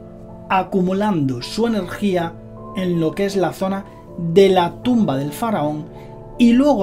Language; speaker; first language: Spanish; native; Spanish